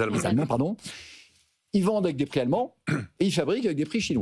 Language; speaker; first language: French; native; French